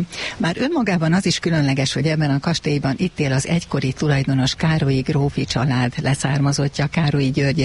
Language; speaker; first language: Hungarian; native; Hungarian